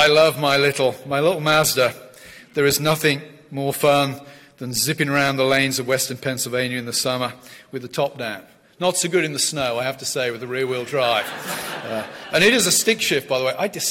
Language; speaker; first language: English; native; English